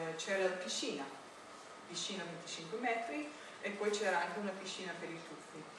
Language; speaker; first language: Italian; non-native, fluent; English